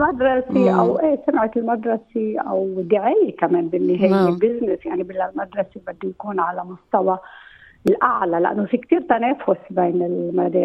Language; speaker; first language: Arabic; native; Arabic